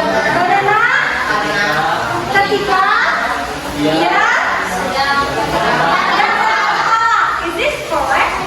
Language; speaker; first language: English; non-native, fluent; Indonesian